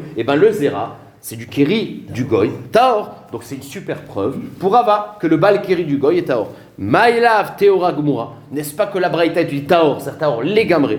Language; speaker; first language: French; native; French